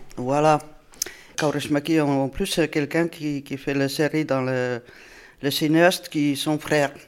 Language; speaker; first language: French; non-native, fluent; Finnish